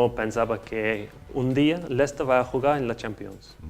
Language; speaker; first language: Spanish; non-native, learner; English